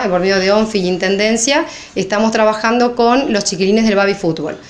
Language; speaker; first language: Spanish; native; Spanish